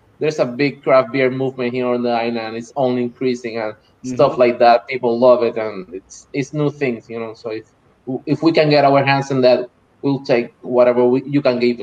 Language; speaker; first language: English; non-native, local second language; Spanish